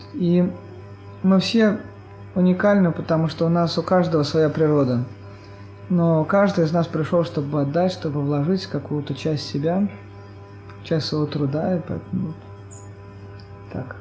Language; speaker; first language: Russian; native; Russian